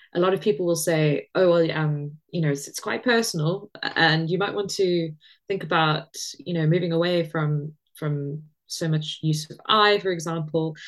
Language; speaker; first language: English; native; English